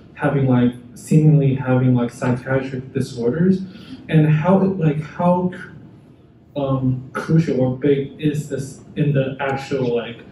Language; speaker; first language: English; non-native, fluent; Chinese